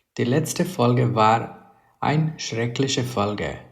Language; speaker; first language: German; non-native, learner; English